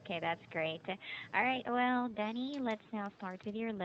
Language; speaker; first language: English; non-native, fluent; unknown